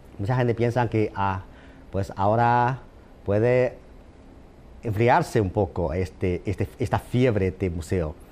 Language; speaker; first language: Spanish; non-native, fluent; Chinese